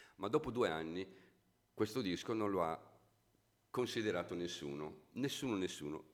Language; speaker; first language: Italian; native; Italian